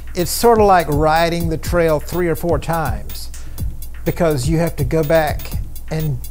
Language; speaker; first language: English; native; English